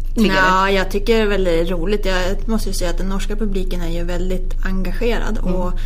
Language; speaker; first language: Swedish; native; Swedish